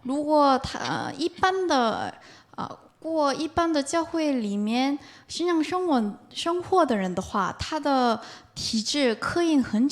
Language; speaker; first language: Chinese; non-native, fluent; Korean